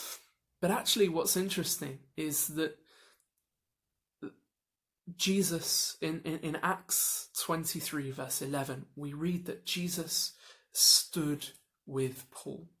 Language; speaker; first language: English; native; English